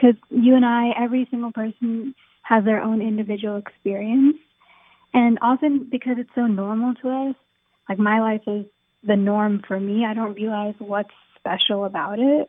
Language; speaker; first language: English; native; English